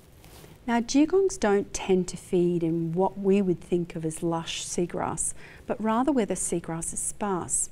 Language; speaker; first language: English; native; English